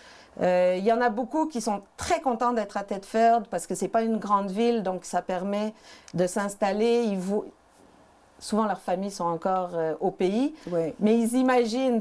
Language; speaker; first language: French; native; French